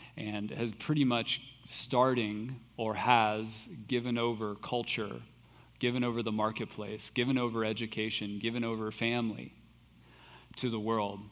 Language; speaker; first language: English; non-native, fluent; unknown